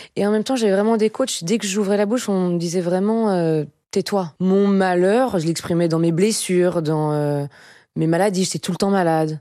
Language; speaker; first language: French; native; French